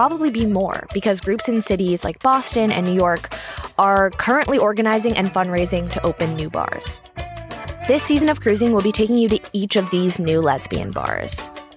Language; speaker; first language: English; native; English